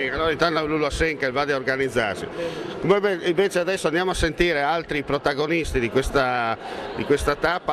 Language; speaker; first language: Italian; native; Italian